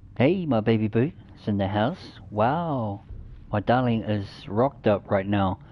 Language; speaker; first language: English; native; English